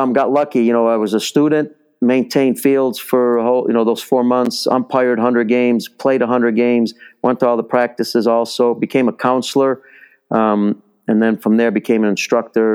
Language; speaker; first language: English; early bilingual, other home language; Italian